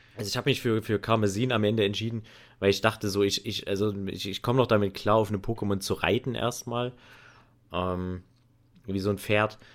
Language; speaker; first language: German; native; German